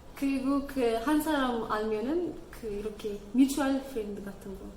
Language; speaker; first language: Korean; non-native, learner; Amharic